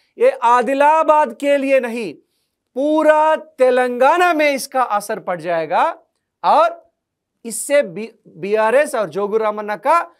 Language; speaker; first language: Hindi; non-native, local second language; Telugu